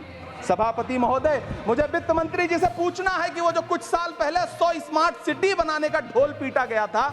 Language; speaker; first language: Hindi; native; Hindi